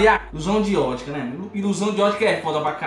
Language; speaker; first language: Portuguese; native; Portuguese